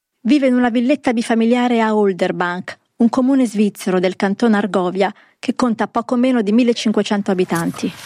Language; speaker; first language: Italian; native; Italian